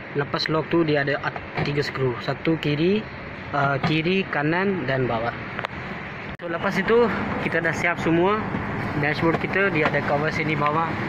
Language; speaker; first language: Malay; native; Malay